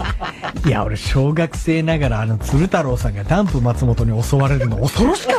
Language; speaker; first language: Japanese; native; Japanese